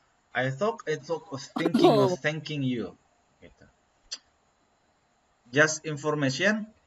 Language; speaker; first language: English; non-native, learner; Indonesian